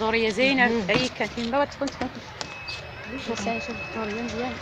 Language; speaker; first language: Arabic; native; Arabic